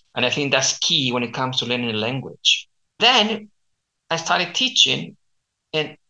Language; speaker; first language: English; non-native, fluent; Spanish